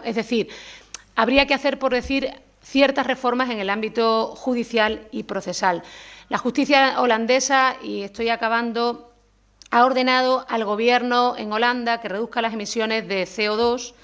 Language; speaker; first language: Spanish; native; Spanish